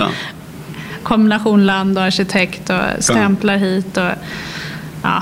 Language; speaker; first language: Swedish; native; Swedish